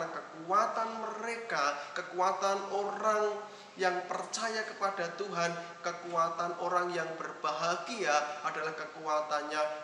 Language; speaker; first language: Indonesian; native; Indonesian